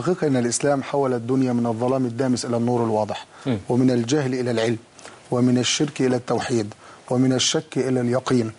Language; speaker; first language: Arabic; native; Arabic